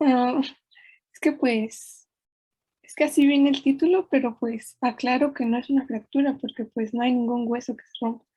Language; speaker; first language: Spanish; native; Spanish